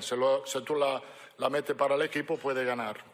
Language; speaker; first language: Spanish; non-native, fluent; Italian